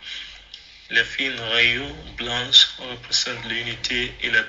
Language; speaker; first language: French; non-native, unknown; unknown